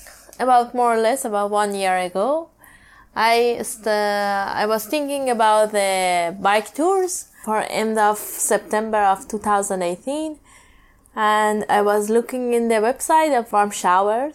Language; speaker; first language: English; non-native, learner; Persian